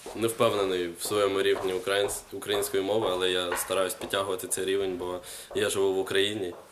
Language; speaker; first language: Ukrainian; non-native, local second language; Russian